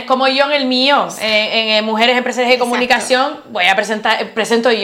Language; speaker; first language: Spanish; native; Spanish